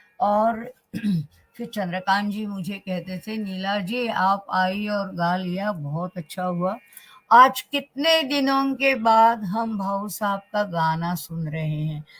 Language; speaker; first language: Hindi; non-native, local second language; Marathi